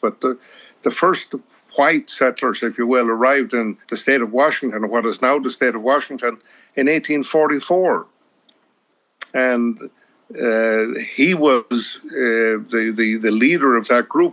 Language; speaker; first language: English; native; English